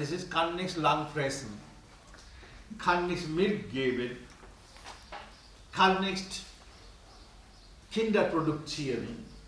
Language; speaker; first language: German; non-native, learner; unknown